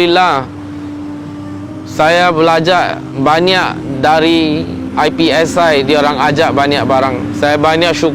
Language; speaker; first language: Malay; non-native, local second language; Chinese